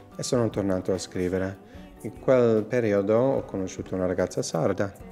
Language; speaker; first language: Italian; non-native, fluent; English